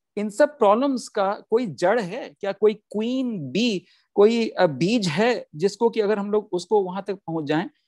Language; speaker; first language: Hindi; native; Hindi